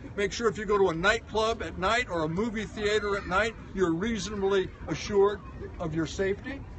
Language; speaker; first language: English; native; English